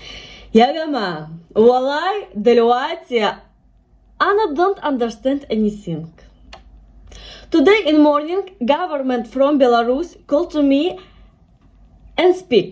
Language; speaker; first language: English; non-native, learner; Russian